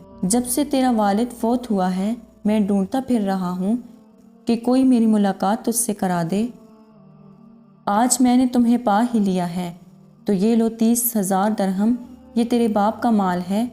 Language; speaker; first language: Urdu; native; Urdu